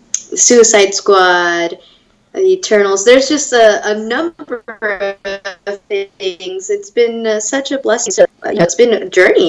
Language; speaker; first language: English; native; English